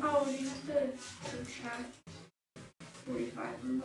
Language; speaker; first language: English; native; English